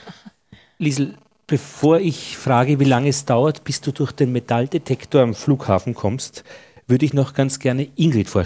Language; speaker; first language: German; native; German